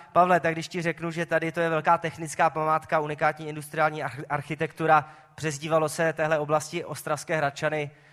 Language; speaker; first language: Czech; native; Czech